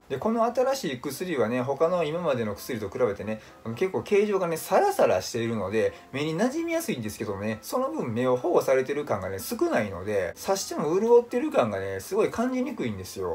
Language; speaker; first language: Japanese; native; Japanese